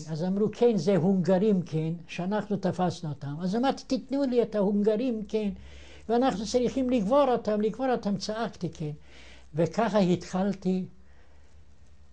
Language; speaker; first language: Hebrew; non-native, fluent; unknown